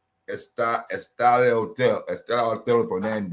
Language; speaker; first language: Spanish; non-native, learner; English